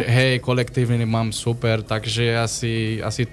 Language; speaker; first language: Slovak; non-native, learner; Portuguese